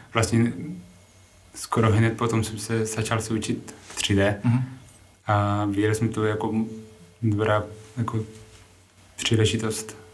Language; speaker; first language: Czech; non-native, fluent; Spanish